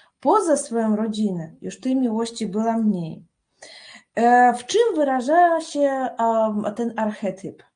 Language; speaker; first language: Polish; non-native, fluent; Russian